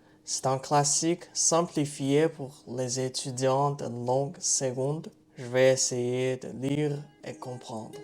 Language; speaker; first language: French; non-native, learner; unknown